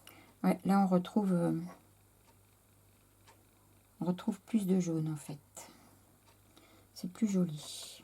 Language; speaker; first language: French; native; French